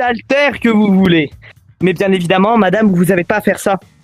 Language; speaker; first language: French; native; French